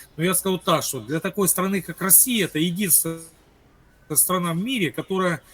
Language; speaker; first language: Russian; native; Russian